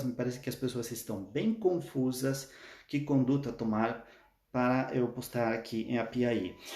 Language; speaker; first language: Portuguese; non-native, fluent; Spanish